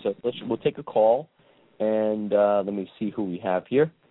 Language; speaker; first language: English; native; English